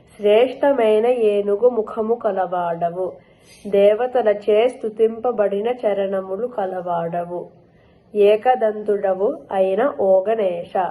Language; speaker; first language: Telugu; early bilingual, heritage; Telugu